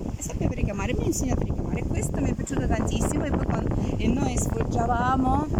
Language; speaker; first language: Italian; non-native, fluent; Uzbek